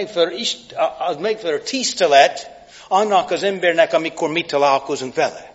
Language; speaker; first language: Hungarian; non-native, fluent; English